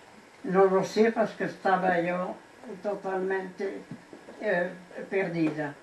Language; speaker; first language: Spanish; non-native, fluent; French